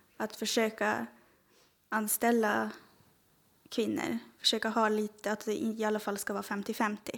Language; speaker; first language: Swedish; native; Swedish